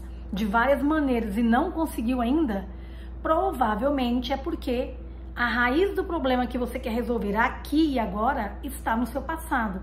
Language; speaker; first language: Portuguese; native; Portuguese